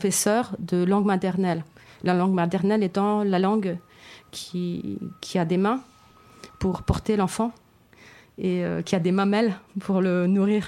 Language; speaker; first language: French; non-native, fluent; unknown